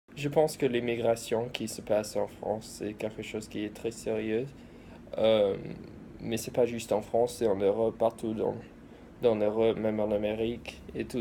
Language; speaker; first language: French; early bilingual, heritage; English